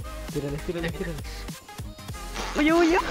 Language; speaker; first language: Spanish; native; Spanish